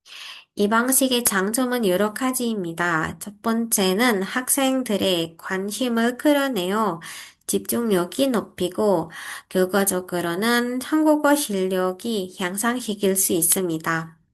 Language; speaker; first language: Korean; non-native, fluent; Indonesian